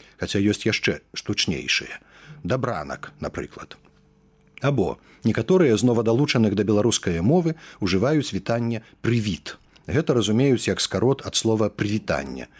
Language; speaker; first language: Belarusian; native; Belarusian